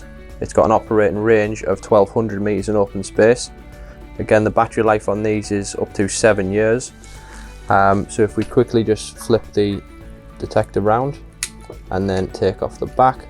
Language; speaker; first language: English; native; English